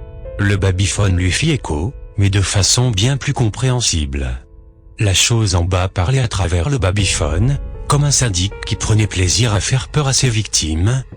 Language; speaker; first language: French; native; French